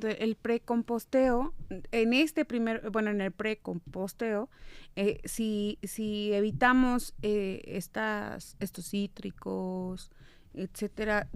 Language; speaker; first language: Spanish; native; Spanish